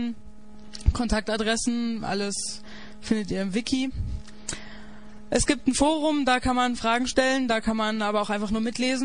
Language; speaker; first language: German; native; German